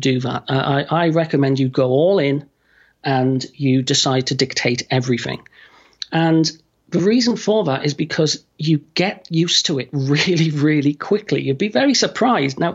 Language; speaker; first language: English; native; English